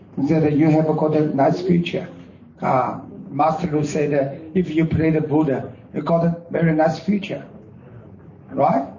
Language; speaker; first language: English; non-native, learner; Chinese